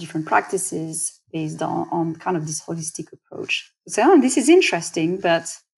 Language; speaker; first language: English; non-native, fluent; French